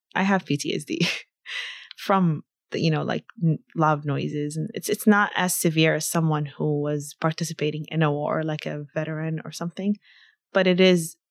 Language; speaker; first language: English; early bilingual, other home language; Arabic